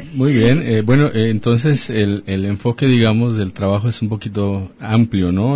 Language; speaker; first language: Spanish; native; Spanish